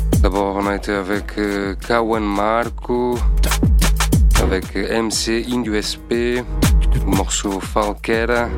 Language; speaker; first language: French; non-native, fluent; Portuguese